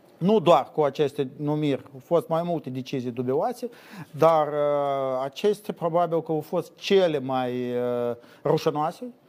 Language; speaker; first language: Romanian; native; Romanian